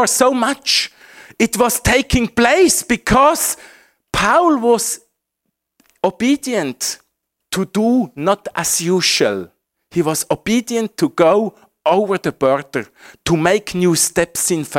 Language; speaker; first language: English; non-native, fluent; Swiss German